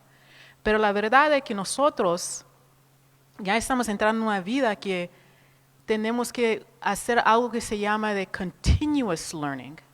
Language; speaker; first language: Spanish; non-native, fluent; Portuguese